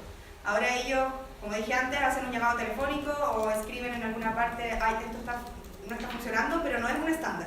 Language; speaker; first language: Spanish; native; Spanish